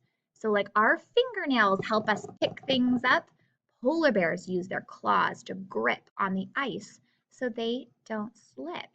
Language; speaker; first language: English; native; English